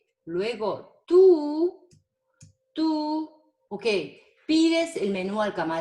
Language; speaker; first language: Spanish; non-native, fluent; Korean